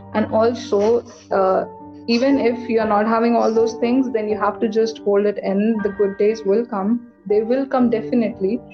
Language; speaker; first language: English; non-native, local second language; Hindi